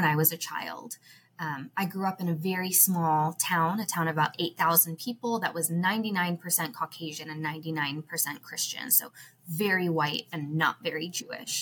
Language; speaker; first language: English; native; English